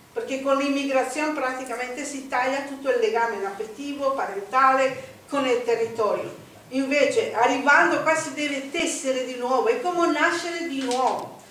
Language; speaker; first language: Italian; non-native, fluent; Spanish